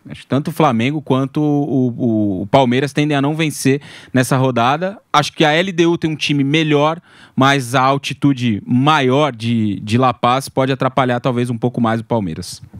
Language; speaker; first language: Portuguese; native; Portuguese